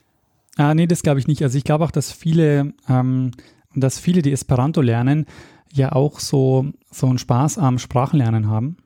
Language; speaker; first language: German; native; German